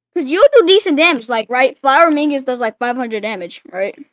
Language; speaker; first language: English; native; English